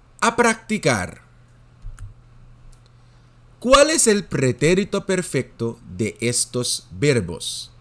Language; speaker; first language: Spanish; non-native, fluent; Dutch